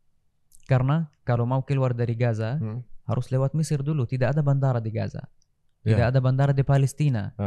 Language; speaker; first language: Indonesian; non-native, fluent; Arabic